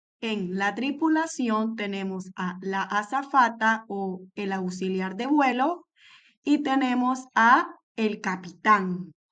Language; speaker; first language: Spanish; native; Spanish